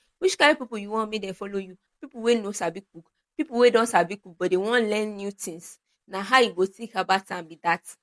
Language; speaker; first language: Nigerian Pidgin; non-native, local second language; Yoruba